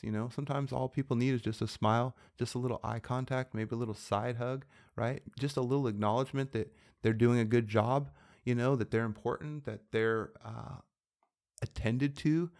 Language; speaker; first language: English; native; English